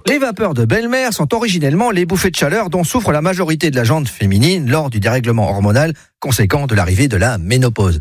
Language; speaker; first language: French; native; French